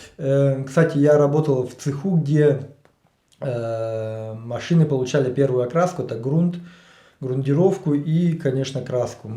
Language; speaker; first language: Russian; native; Russian